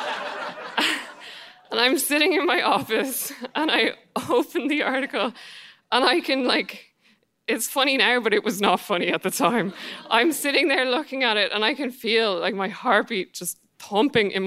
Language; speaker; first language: English; native; English